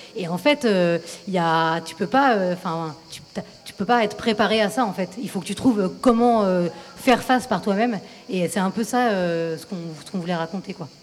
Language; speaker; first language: French; native; French